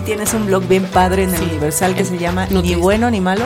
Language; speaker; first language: Spanish; native; Spanish